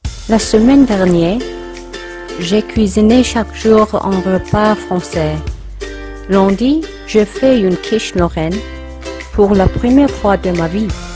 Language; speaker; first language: French; non-native, learner; Korean